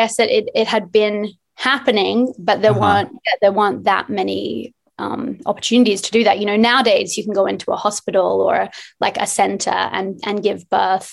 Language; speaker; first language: English; native; English